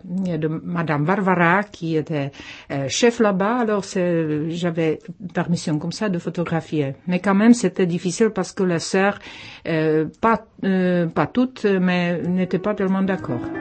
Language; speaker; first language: French; non-native, fluent; Czech